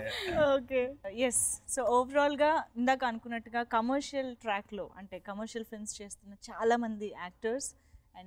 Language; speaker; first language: Telugu; native; Telugu